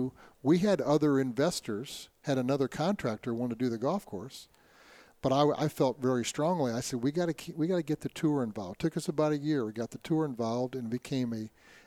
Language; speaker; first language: English; native; English